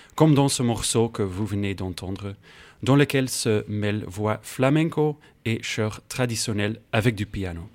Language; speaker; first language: French; native; French